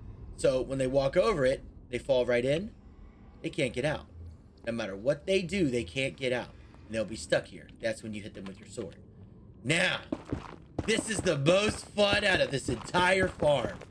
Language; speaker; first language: English; native; English